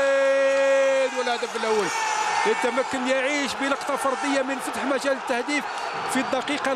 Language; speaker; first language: Arabic; native; Arabic